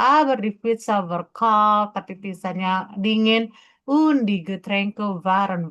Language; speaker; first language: German; non-native, fluent; Indonesian